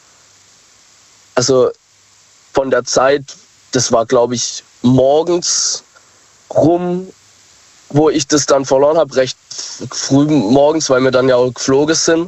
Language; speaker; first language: German; native; German